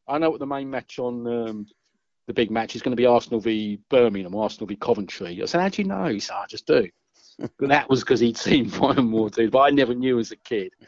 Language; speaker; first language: English; native; English